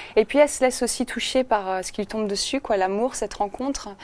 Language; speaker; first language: French; native; French